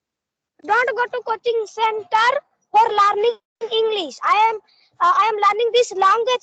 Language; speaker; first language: English; non-native, learner; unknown